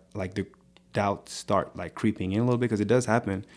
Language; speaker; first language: English; non-native, fluent; French